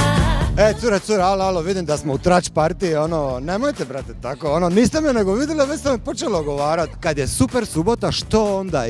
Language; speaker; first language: Croatian; native; Croatian